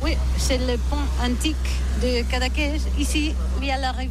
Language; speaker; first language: French; non-native, learner; Catalan